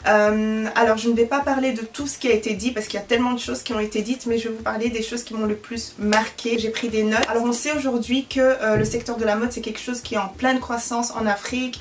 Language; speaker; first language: French; early bilingual, other home language; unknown